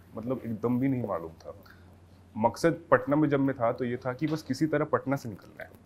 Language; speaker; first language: Hindi; native; Hindi